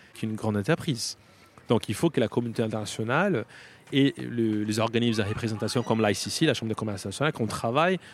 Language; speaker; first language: French; non-native, fluent; Portuguese